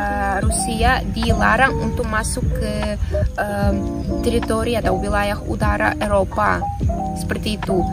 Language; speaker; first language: Indonesian; non-native, fluent; Russian